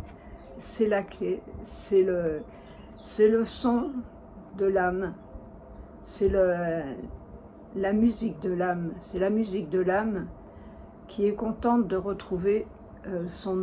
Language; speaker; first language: French; native; French